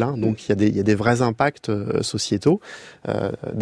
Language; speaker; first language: French; native; French